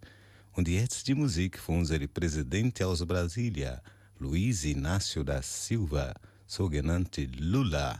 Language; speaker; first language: German; non-native, learner; Portuguese